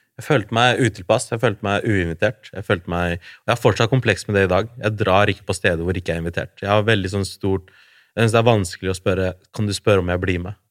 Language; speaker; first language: Norwegian; early bilingual, other home language; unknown